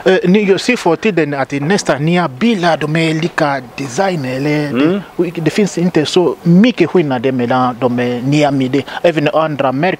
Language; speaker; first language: Swedish; non-native, learner; Lingala